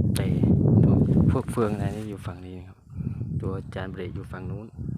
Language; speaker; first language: Thai; native; Thai